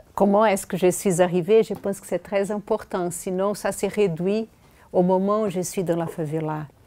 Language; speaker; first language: French; non-native, fluent; Portuguese